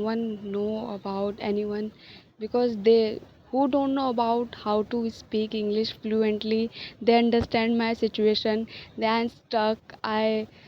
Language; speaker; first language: English; non-native, learner; Hindi